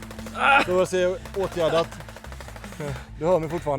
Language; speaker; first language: Swedish; native; Swedish